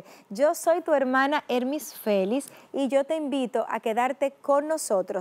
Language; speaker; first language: Spanish; native; Spanish